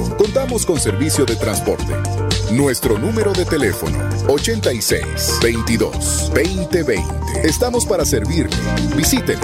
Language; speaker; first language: Spanish; native; Spanish